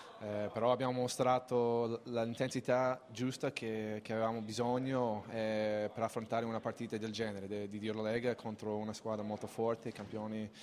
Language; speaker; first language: Italian; non-native, fluent; English